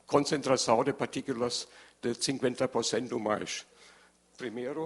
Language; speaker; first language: Portuguese; non-native, learner; German